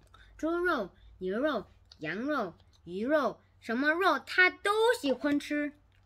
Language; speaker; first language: Chinese; non-native, learner; Korean